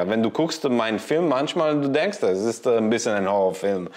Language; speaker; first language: German; non-native, learner; Italian